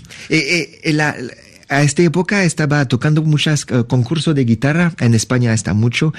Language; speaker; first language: Spanish; non-native, learner; French